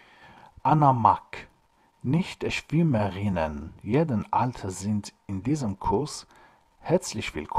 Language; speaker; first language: German; non-native, fluent; Persian